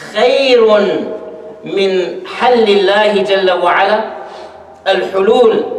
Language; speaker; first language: Arabic; non-native, fluent; English